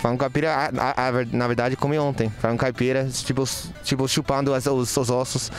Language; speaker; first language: Portuguese; non-native, fluent; English